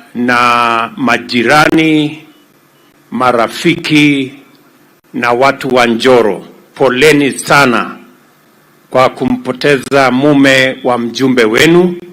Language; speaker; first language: Swahili; non-native, local second language; Kalenjin